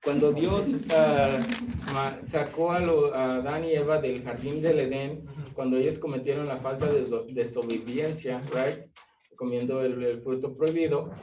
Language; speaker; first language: Spanish; early bilingual, other home language; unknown